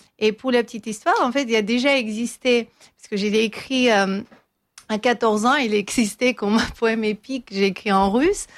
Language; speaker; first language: French; non-native, fluent; Armenian